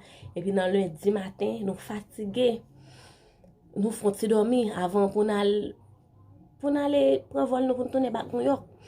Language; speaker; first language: French; non-native, learner; Haitian Creole